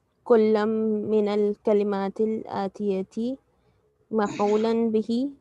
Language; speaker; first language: Arabic; non-native, learner; Urdu